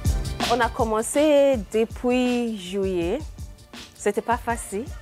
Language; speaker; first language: French; non-native, learner; English